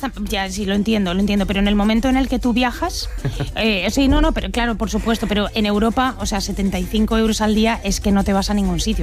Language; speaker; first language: Spanish; native; Spanish